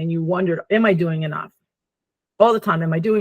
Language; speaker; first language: English; native; English